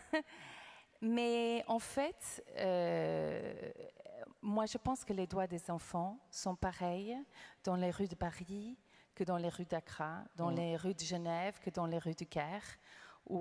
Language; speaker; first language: French; non-native, fluent; English